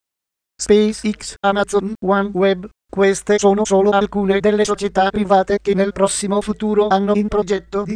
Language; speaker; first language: Italian; native; Italian